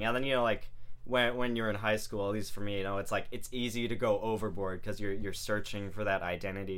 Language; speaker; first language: English; native; English